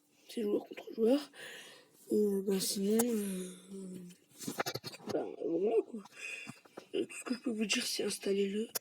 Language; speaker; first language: French; native; French